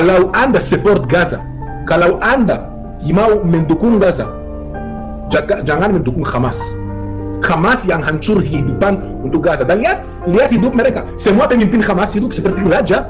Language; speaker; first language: Indonesian; non-native, fluent; Hebrew